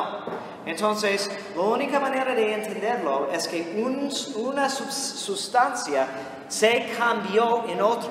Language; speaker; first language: Spanish; non-native, fluent; English